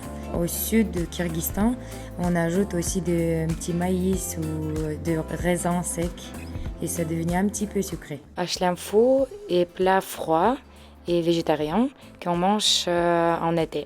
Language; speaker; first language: French; non-native, learner; Kyrgyz